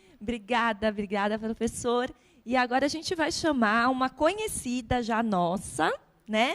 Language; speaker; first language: Portuguese; native; Portuguese